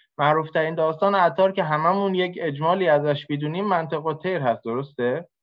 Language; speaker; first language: Persian; native; Persian